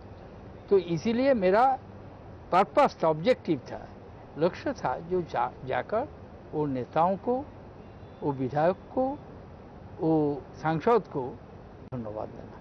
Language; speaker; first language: Hindi; non-native, local second language; Bangla